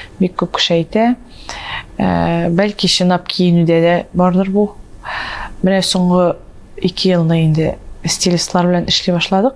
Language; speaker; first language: Tatar; native; Tatar